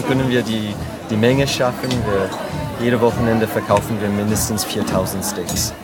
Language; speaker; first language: German; non-native, fluent; French